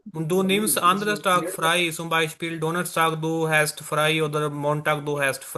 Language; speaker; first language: German; non-native, learner; Urdu